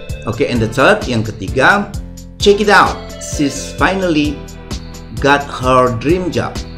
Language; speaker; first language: English; non-native, fluent; Indonesian